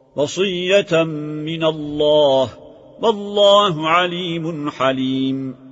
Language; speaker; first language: Arabic; non-native, fluent; Turkish